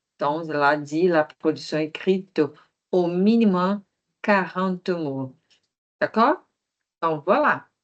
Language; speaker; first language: French; non-native, fluent; Portuguese